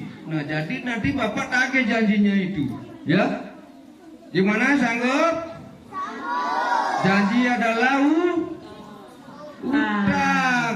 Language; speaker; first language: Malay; non-native, local second language; Balinese